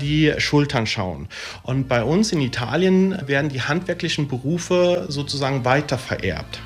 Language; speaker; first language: German; early bilingual, other home language; Italian